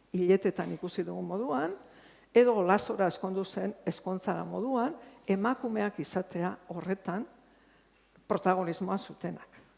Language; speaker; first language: Basque; native; Basque